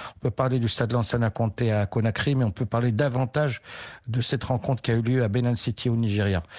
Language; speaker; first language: French; non-native, local second language; Arabic